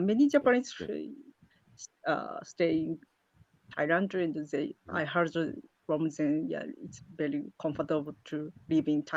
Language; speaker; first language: English; non-native, learner; Japanese